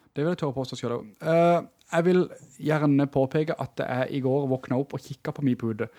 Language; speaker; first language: Norwegian; native; Norwegian